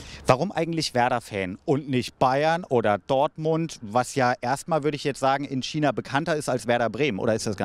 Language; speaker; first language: German; native; German